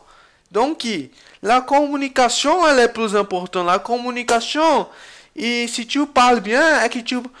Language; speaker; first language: French; non-native, learner; Portuguese